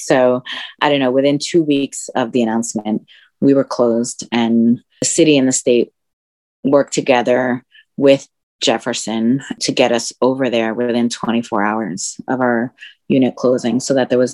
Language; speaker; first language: English; early bilingual, other home language; Spanish